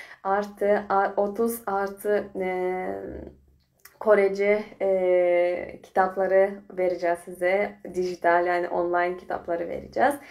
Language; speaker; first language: Turkish; non-native, fluent; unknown